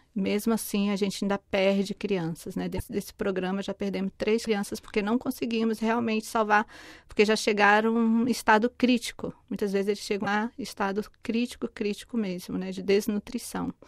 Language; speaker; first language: Portuguese; native; Portuguese